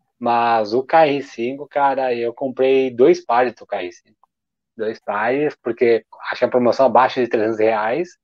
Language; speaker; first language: Portuguese; native; Portuguese